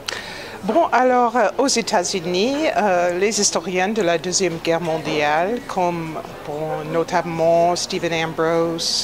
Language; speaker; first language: French; non-native, fluent; English